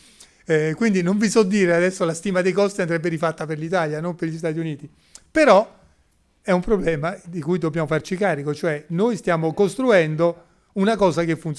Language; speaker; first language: Italian; native; Italian